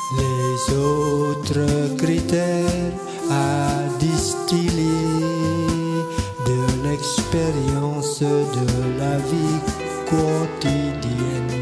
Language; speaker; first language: French; non-native, fluent; Indonesian